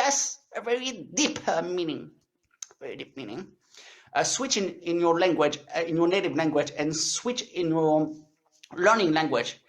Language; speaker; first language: English; non-native, learner; French